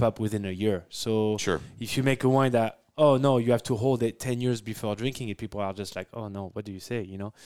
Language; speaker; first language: English; non-native, fluent; French